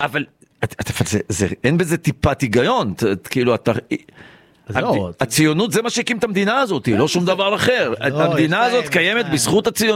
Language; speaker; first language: Hebrew; native; Hebrew